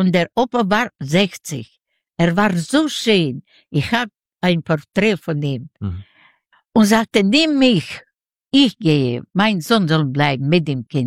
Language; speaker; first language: German; non-native, learner; Ukrainian